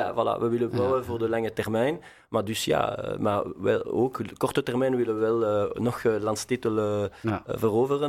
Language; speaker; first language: Dutch; non-native, local second language; French